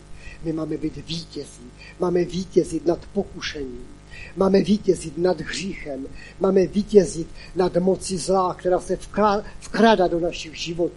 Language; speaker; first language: Czech; non-native, local second language; Polish